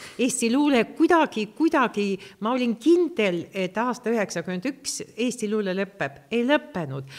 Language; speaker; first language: Estonian; non-native, local second language; Russian